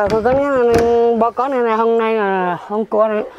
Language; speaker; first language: Vietnamese; non-native, local second language; Hmong